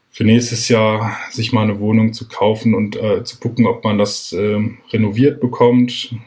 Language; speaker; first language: German; native; German